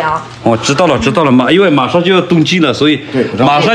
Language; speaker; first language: Chinese; native; Chinese